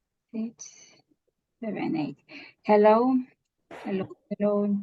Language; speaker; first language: English; non-native, learner; Spanish